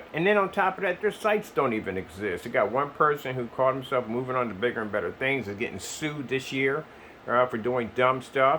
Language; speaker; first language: English; native; English